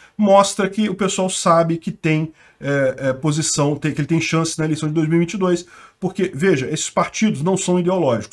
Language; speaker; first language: Portuguese; native; Portuguese